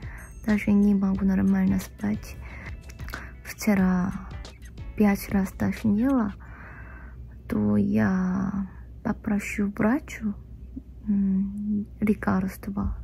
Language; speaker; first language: Russian; non-native, fluent; Korean